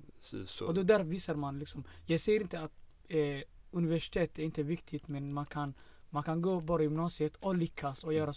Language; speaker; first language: Swedish; non-native, fluent; Somali